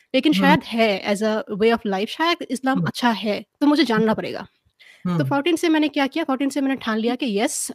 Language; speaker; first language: Hindi; non-native, fluent; Bangla